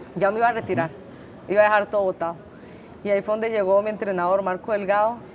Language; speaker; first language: Spanish; native; Spanish